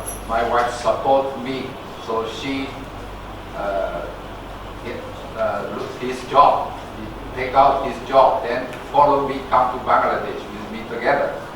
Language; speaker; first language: English; non-native, learner; Chinese